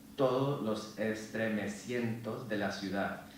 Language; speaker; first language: Spanish; early bilingual, other home language; English